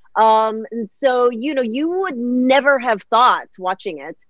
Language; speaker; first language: English; early bilingual, other home language; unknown